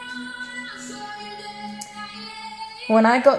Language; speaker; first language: English; native; English